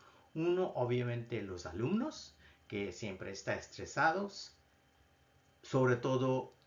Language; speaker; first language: Spanish; non-native, fluent; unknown